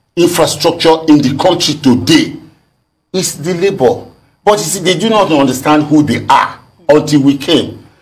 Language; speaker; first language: English; non-native, local second language; Yoruba